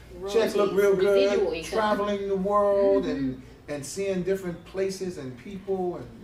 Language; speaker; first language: English; native; English